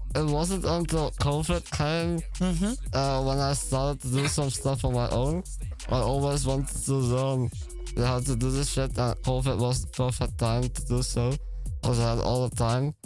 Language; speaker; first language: English; non-native, fluent; Dutch